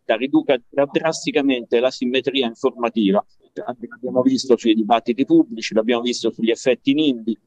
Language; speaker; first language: Italian; native; Italian